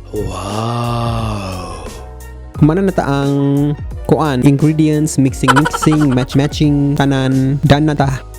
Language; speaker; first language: Cebuano; non-native, learner; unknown